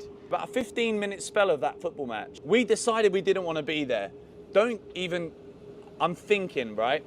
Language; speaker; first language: English; native; English